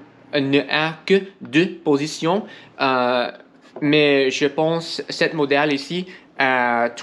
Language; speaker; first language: French; non-native, learner; English